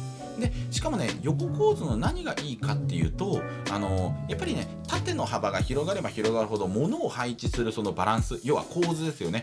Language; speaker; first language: Japanese; native; Japanese